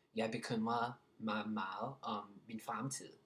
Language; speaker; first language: Danish; non-native, learner; English